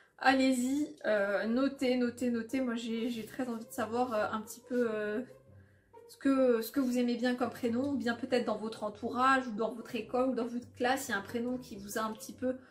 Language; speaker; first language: French; early bilingual, other home language; Polish